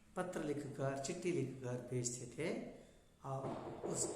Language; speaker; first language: Hindi; non-native, local second language; Kannada